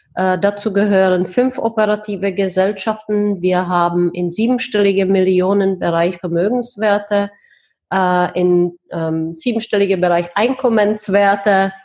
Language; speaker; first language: German; non-native, fluent; Czech